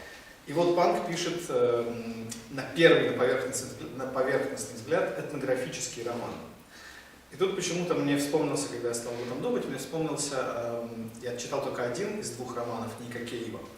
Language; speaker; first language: Russian; native; Russian